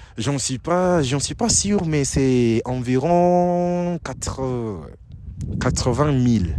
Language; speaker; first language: French; non-native, fluent; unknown